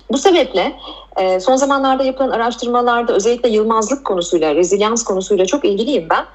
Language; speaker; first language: Turkish; native; Turkish